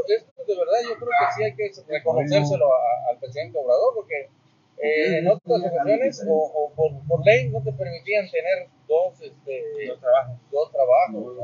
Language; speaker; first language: Spanish; native; Spanish